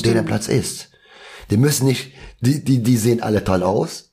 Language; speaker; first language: German; non-native, local second language; Albanian